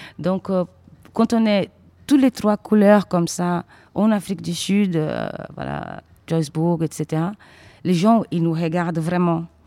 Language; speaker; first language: French; non-native, fluent; Portuguese